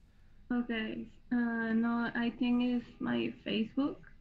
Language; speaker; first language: English; non-native, learner; Spanish